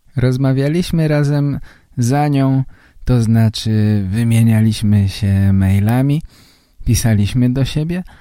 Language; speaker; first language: Polish; native; Polish